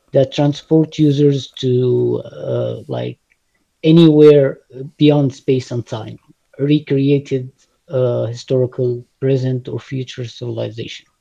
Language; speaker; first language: English; non-native, fluent; Arabic